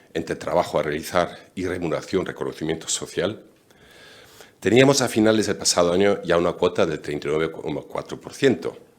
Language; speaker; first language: Spanish; non-native, fluent; German